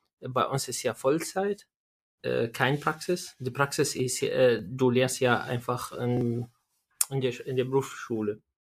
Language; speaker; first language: German; non-native, learner; Arabic